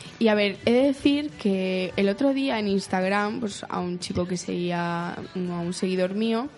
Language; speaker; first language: Spanish; native; Spanish